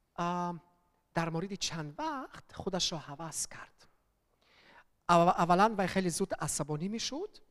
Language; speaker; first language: Persian; early bilingual, heritage; Persian